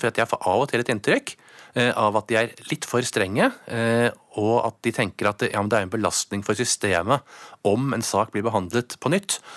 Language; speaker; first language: Norwegian; native; Norwegian